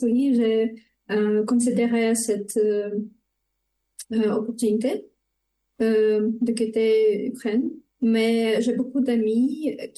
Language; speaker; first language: French; non-native, fluent; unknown